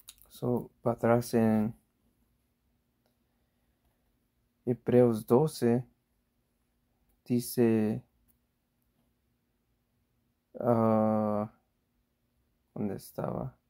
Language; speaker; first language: Spanish; early bilingual, heritage; Spanish